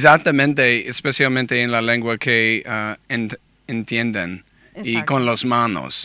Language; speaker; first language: Spanish; non-native, learner; English